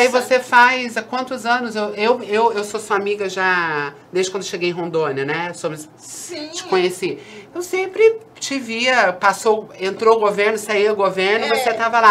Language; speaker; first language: Portuguese; native; Portuguese